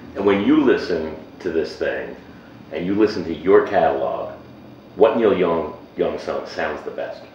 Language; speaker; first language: English; native; English